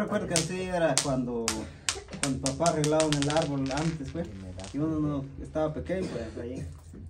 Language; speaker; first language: Spanish; native; Spanish